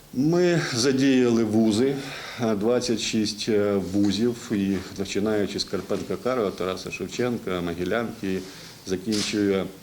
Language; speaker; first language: Ukrainian; native; Ukrainian